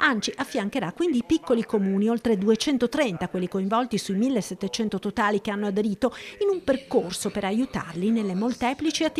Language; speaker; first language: Italian; native; Italian